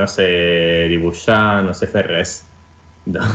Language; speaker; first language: Catalan; non-native, learner; Italian